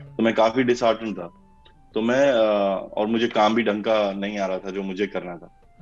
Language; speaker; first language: Hindi; native; Hindi